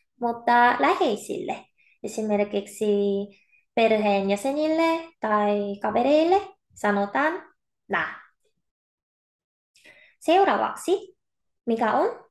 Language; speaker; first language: Finnish; non-native, fluent; Korean